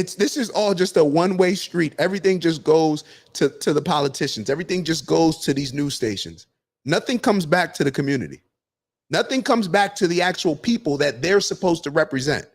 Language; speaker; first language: English; native; English